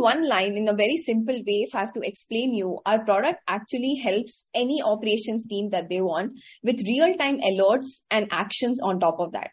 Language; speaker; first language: English; non-native, local second language; Hindi